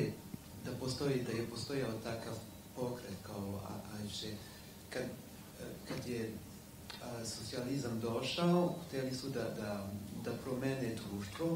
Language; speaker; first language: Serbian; non-native, learner; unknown